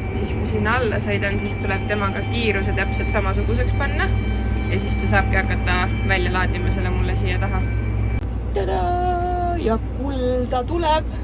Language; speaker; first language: Estonian; native; Estonian